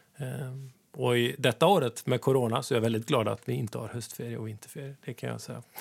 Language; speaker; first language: Swedish; native; Swedish